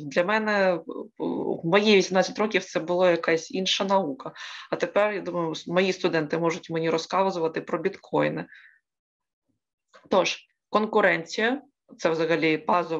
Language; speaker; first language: Ukrainian; native; Ukrainian